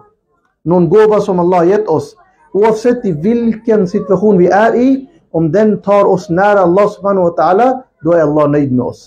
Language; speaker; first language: Swedish; non-native, local second language; Urdu